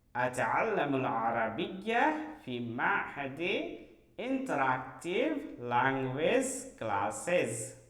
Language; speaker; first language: Arabic; non-native, fluent; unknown